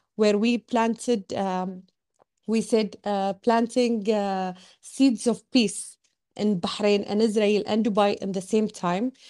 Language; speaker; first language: English; non-native, fluent; Arabic